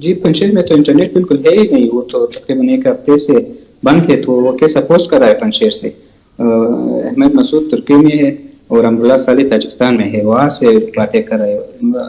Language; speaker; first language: Urdu; non-native, fluent; Pashto